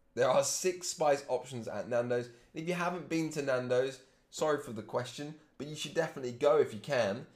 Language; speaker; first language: English; native; English